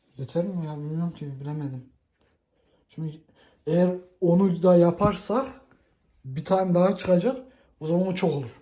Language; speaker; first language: Turkish; early bilingual, heritage; Turkish